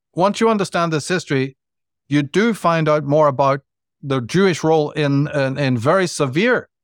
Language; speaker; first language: English; native; English